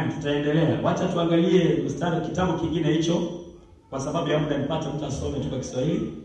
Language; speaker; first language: Swahili; non-native, local second language; Luyia